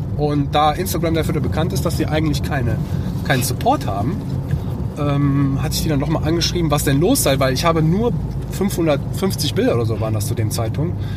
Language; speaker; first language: German; early bilingual, other home language; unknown